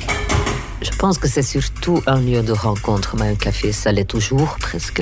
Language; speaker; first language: French; non-native, local second language; Dutch